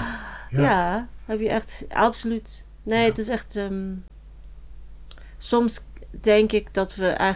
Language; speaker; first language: Dutch; non-native, fluent; English